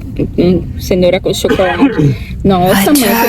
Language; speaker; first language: Portuguese; native; Portuguese